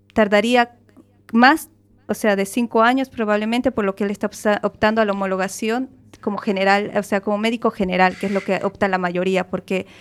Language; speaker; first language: Spanish; native; Spanish